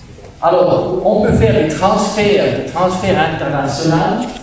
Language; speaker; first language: French; non-native, fluent; German